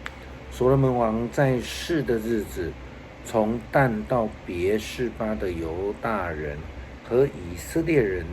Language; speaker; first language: Chinese; native; Chinese